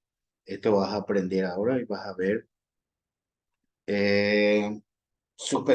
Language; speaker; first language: Spanish; native; Spanish